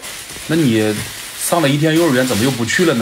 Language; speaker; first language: Chinese; native; Chinese